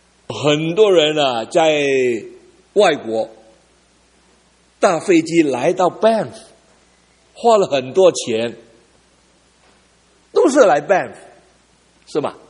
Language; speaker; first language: Chinese; early bilingual, heritage; Cantonese